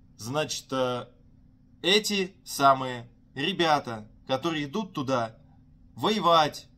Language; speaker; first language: Russian; native; Russian